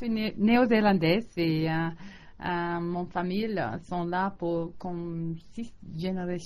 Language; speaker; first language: French; non-native, learner; English